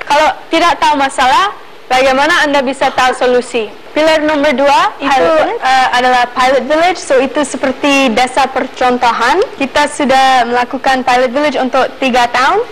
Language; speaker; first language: Indonesian; early bilingual, other home language; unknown